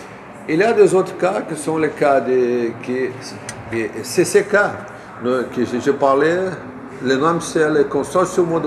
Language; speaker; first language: French; non-native, fluent; Portuguese